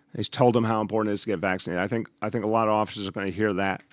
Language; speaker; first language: English; native; English